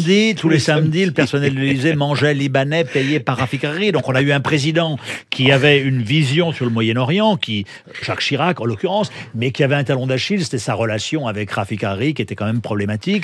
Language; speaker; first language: French; native; French